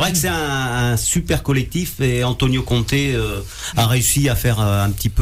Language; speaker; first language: French; native; French